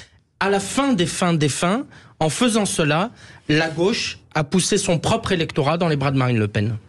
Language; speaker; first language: French; native; French